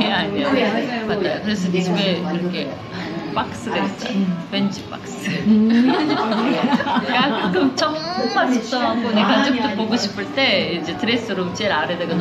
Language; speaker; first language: Korean; non-native, fluent; Uzbek